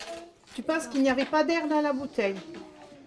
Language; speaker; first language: French; native; French